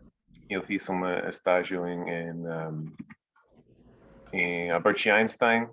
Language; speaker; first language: Portuguese; non-native, fluent; English